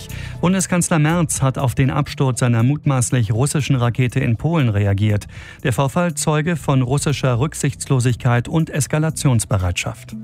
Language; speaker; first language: German; native; German